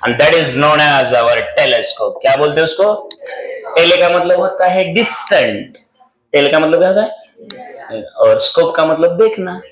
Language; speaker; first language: Hindi; non-native, local second language; Marathi